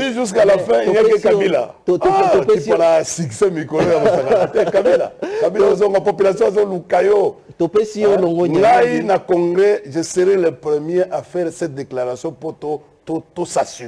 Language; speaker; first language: French; non-native, local second language; Lingala